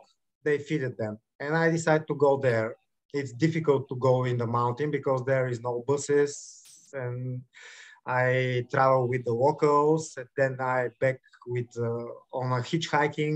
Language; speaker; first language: English; non-native, learner; Bulgarian